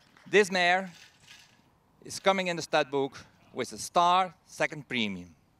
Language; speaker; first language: English; non-native, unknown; Dutch